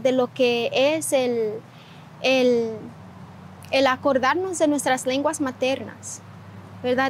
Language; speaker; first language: Spanish; early bilingual, heritage; Spanish